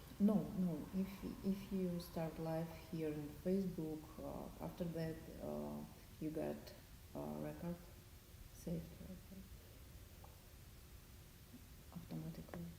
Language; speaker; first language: English; non-native, learner; Russian